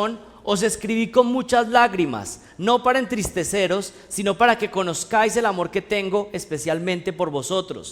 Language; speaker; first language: Spanish; native; Spanish